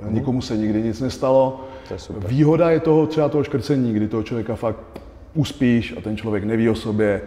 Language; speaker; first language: Czech; native; Czech